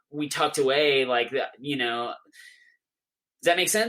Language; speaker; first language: English; native; English